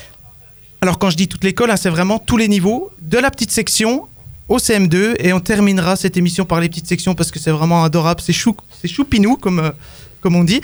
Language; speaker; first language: French; native; French